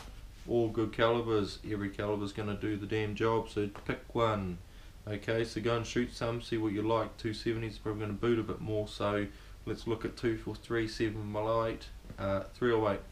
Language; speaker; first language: English; native; English